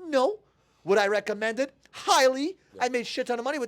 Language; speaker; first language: English; native; English